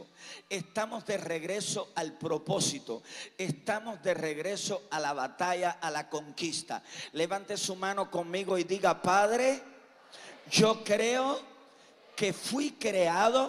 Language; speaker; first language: Spanish; native; Spanish